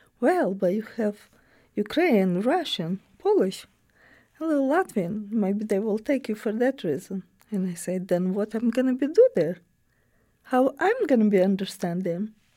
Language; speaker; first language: English; non-native, learner; Ukrainian